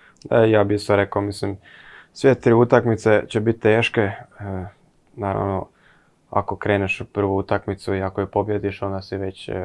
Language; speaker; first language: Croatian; early bilingual, heritage; Croatian